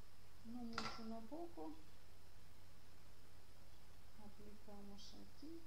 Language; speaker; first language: Spanish; non-native, learner; Russian